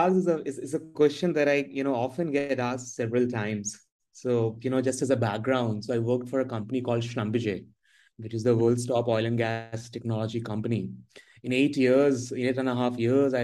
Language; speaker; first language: English; non-native, local second language; Hindi